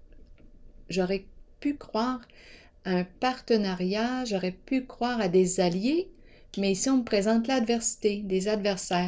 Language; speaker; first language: French; native; French